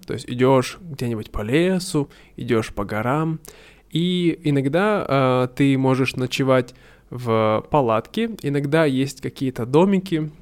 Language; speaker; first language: Russian; native; Russian